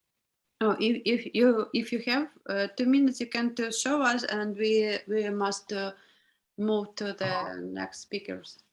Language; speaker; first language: English; non-native, learner; Ukrainian